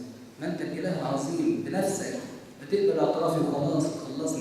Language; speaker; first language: Arabic; native; Arabic